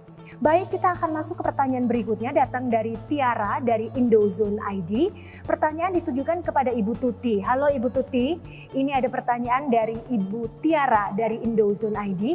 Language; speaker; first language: Indonesian; native; Indonesian